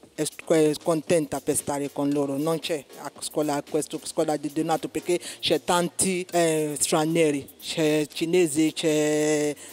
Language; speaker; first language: Italian; non-native, learner; Yoruba